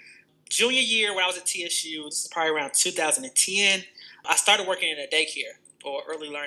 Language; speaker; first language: English; native; English